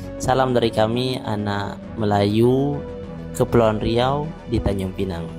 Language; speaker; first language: Malay; native; Malay